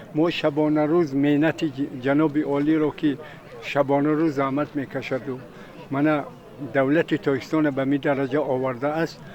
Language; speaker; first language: Tajik; non-native, local second language; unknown